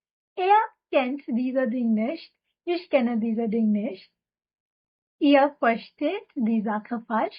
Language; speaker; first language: German; non-native, fluent; Hindi